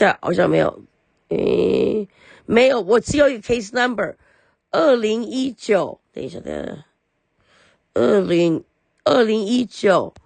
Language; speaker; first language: Chinese; early bilingual, heritage; Chinese